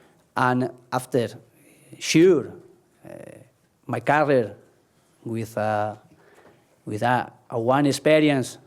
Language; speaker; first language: English; non-native, learner; Spanish